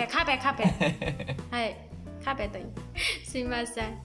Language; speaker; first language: Japanese; non-native, learner; Burmese